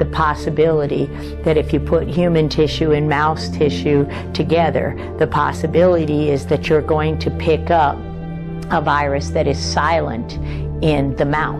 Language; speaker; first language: English; native; English